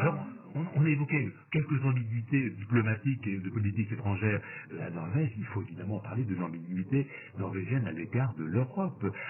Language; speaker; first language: French; native; French